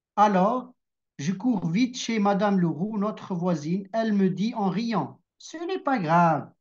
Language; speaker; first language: French; non-native, local second language; Arabic